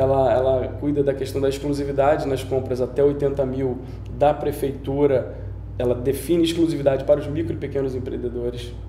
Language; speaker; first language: Portuguese; native; Portuguese